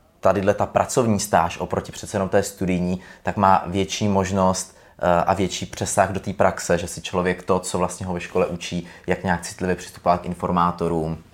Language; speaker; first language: Czech; native; Czech